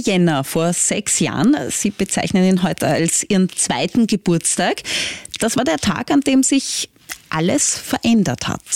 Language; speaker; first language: German; native; German